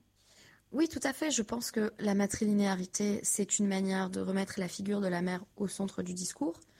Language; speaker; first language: French; native; French